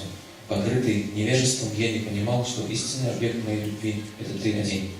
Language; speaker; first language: Russian; native; Russian